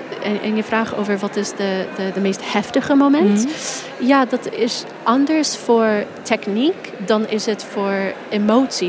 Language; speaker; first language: Dutch; non-native, fluent; English